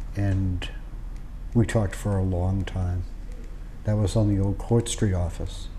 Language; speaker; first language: English; native; English